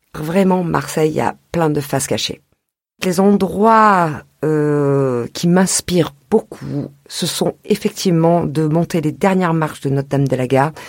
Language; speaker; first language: French; native; French